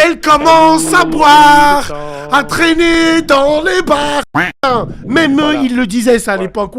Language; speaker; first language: French; early bilingual, other home language; Arabic